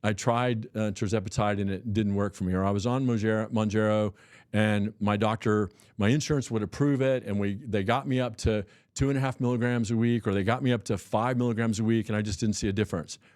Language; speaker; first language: English; native; English